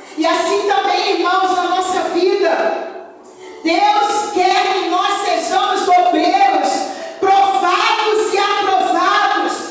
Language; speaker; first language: Portuguese; native; Portuguese